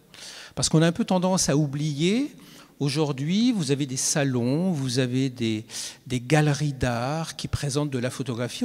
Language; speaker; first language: French; native; French